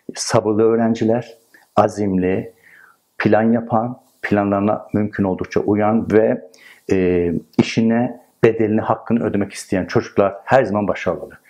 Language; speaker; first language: Turkish; non-native, fluent; Persian